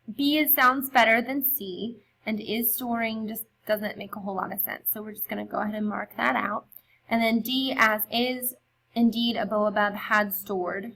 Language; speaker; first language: English; native; English